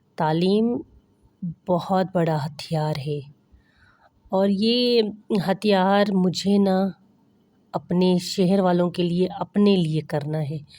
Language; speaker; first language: Urdu; non-native, local second language; Pahari-Potwari